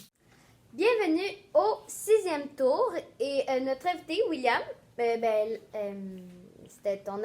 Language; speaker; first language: French; native; French